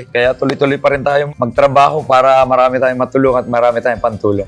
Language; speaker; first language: Filipino; native; Filipino